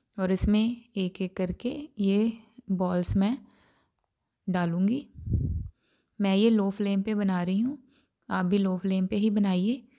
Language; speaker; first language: Hindi; non-native, local second language; Punjabi